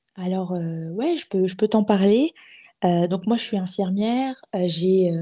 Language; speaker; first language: French; native; French